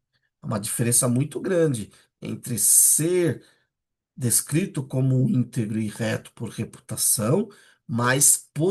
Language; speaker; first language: Portuguese; native; Portuguese